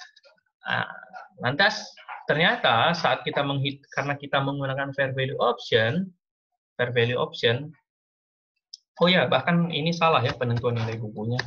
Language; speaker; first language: Indonesian; native; Indonesian